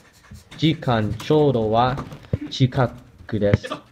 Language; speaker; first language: Japanese; non-native, learner; English